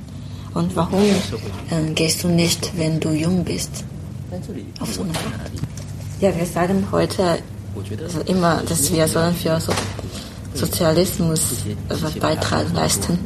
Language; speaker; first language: German; non-native, fluent; Chinese